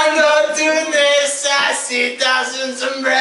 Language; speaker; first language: Spanish; non-native, learner; English